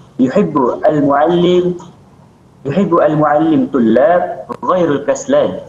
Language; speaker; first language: Arabic; non-native, fluent; Malay